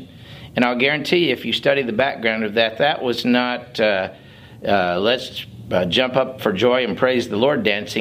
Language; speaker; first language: English; native; English